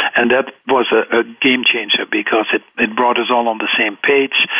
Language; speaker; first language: English; non-native, fluent; Dutch